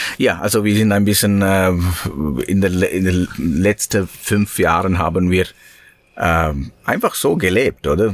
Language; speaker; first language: German; non-native, fluent; Sinhala